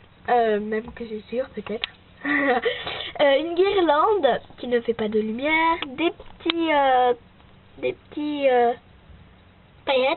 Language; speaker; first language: French; native; French